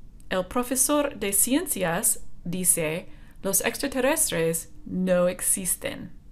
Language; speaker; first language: Spanish; non-native, fluent; English